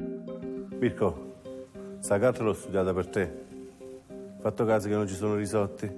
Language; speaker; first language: Italian; native; Italian